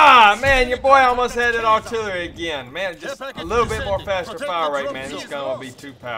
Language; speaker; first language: English; native; English